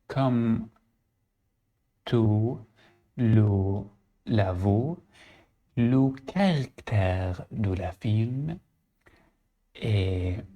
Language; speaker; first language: French; non-native, learner; Arabic